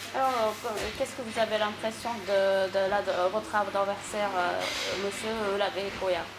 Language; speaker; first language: French; non-native, fluent; Japanese